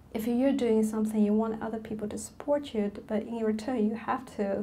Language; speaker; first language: English; non-native, fluent; Chinese